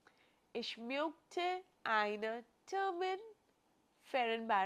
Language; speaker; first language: German; non-native, fluent; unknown